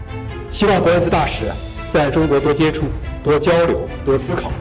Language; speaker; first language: Chinese; native; Chinese